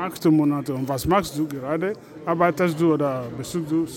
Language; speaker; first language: German; non-native, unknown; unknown